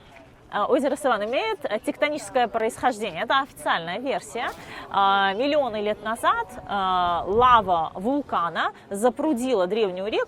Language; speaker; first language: Russian; native; Russian